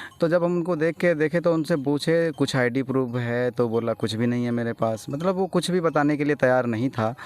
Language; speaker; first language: Hindi; native; Hindi